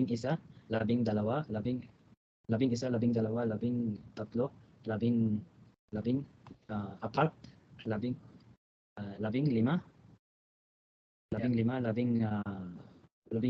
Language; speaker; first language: Filipino; non-native, learner; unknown